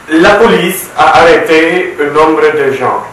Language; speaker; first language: French; non-native, learner; Dutch